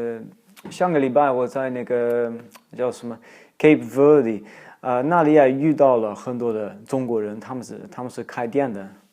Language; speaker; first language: Chinese; non-native, fluent; Dutch